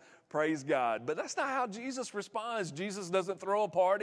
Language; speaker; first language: English; native; English